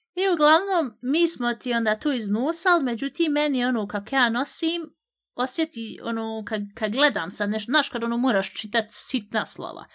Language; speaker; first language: Bosnian; early bilingual, heritage; Bosnian